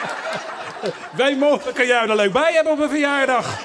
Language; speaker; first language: Dutch; native; Dutch